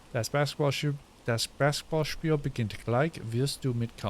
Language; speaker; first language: German; non-native, learner; English